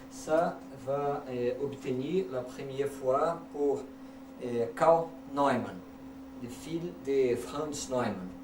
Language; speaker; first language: French; non-native, learner; Portuguese